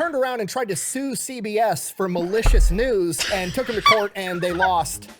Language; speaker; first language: English; native; English